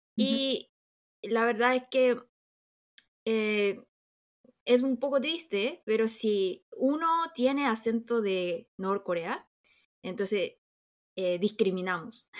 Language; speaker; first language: Spanish; early bilingual, other home language; Korean